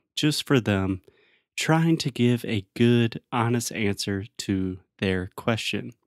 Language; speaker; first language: English; native; English